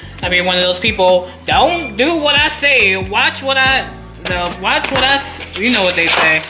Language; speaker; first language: English; native; English